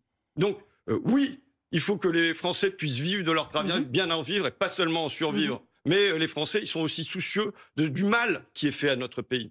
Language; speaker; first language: French; native; French